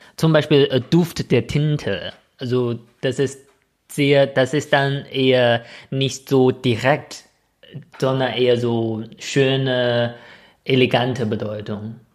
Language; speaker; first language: German; non-native, fluent; Chinese